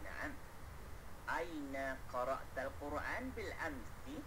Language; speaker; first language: Arabic; non-native, fluent; Malay